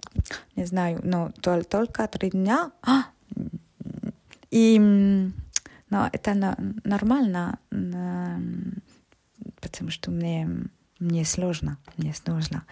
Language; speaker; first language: Russian; non-native, learner; French